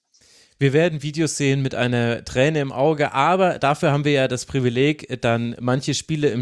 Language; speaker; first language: German; native; German